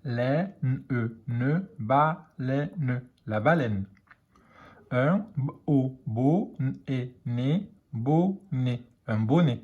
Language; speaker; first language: French; native; French